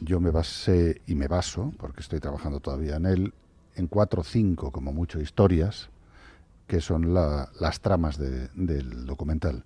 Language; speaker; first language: Spanish; native; Spanish